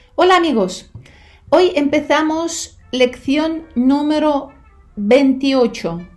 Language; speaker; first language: Spanish; non-native, fluent; Ukrainian